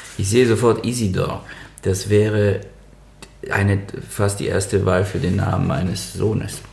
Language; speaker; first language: German; non-native, fluent; Bulgarian